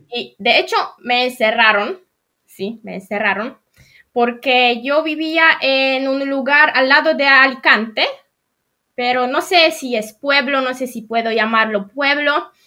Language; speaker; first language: Spanish; non-native, fluent; Polish